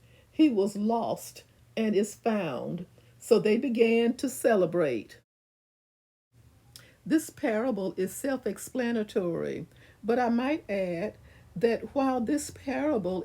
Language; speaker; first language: English; native; English